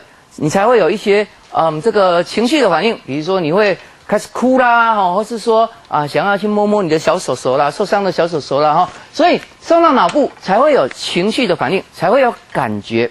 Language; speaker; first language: Chinese; native; Chinese